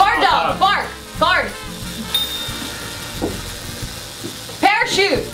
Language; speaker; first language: English; native; English